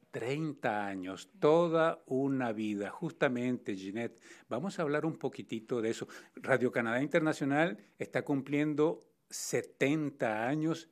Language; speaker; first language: Spanish; native; Spanish